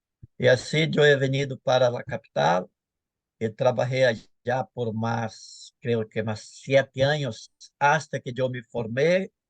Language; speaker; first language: Spanish; non-native, fluent; Portuguese